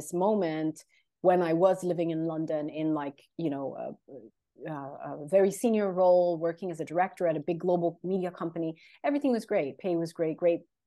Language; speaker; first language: English; non-native, fluent; Swedish